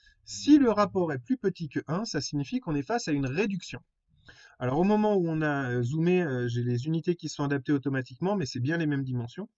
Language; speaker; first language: French; native; French